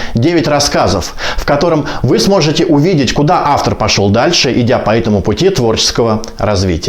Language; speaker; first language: Russian; native; Russian